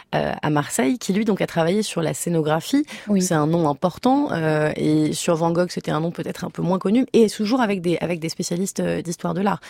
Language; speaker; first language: French; native; French